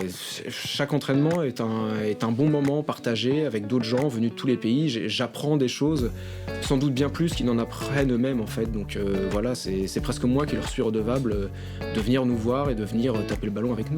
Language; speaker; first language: French; native; French